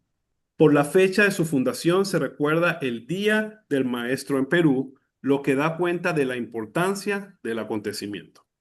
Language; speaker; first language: Spanish; native; Spanish